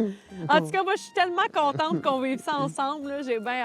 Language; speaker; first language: French; native; French